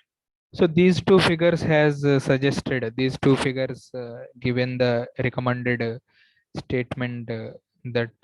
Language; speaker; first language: English; non-native, local second language; Telugu